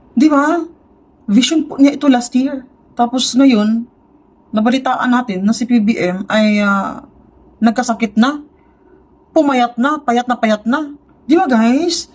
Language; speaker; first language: Filipino; non-native, local second language; Cebuano